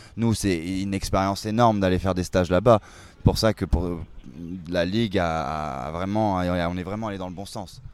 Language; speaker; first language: French; native; French